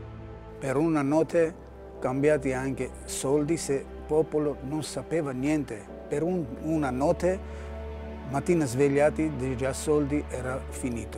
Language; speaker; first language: Italian; non-native, learner; Armenian